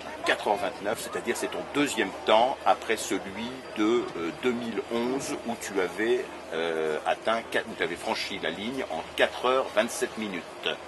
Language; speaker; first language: French; native; French